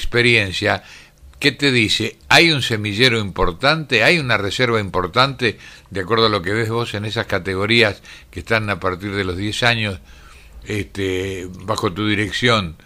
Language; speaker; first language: Spanish; native; Spanish